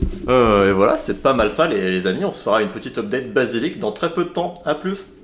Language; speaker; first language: French; native; French